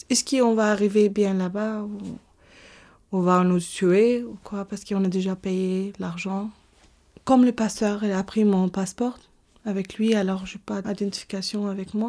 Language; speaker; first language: French; non-native, learner; Arabic